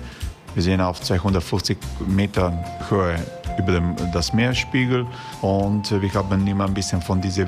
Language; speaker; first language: German; non-native, fluent; Croatian